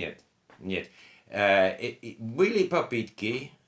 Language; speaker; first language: Russian; non-native, learner; English